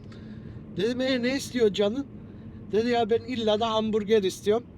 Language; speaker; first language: Turkish; early bilingual, heritage; Turkish